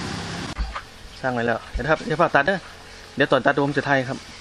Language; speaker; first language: Thai; non-native, local second language; Northeastern Thai